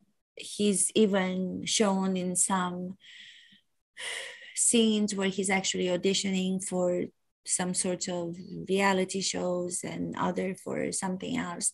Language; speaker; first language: English; non-native, fluent; Romanian